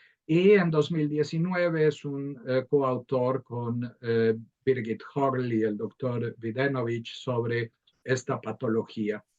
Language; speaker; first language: Spanish; native; Spanish